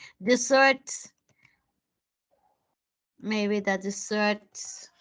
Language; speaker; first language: English; non-native, fluent; Spanish